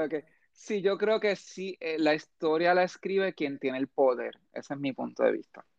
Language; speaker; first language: Spanish; early bilingual, heritage; Spanish